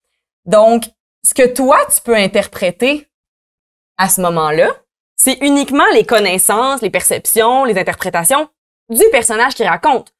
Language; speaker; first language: French; native; French